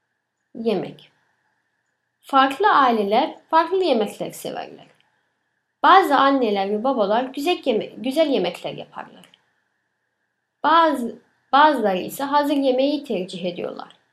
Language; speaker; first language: Turkish; early bilingual, other home language; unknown